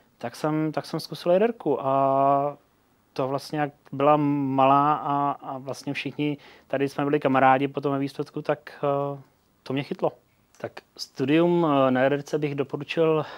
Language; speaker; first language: Czech; early bilingual, other home language; Polish